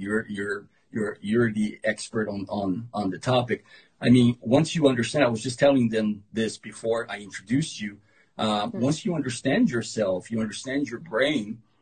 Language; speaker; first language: English; non-native, fluent; Portuguese